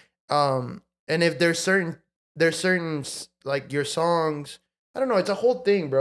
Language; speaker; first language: English; early bilingual, other home language; Spanish